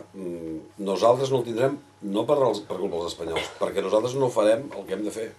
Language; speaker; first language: Catalan; native; Catalan